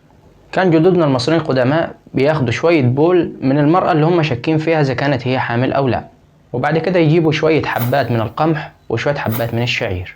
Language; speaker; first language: Arabic; native; Arabic